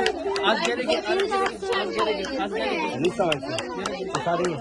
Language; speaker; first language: Turkish; non-native, learner; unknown